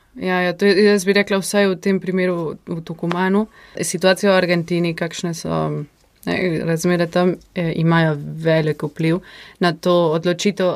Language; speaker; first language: Slovenian; early bilingual, heritage; Slovenian